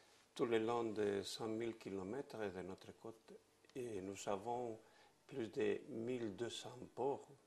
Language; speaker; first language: French; non-native, fluent; Spanish